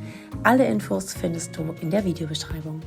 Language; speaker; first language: German; native; German